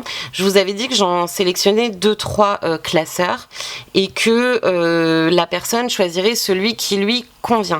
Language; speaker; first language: French; native; French